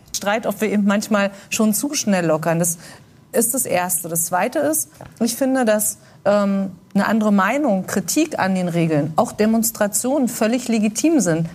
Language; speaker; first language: German; native; German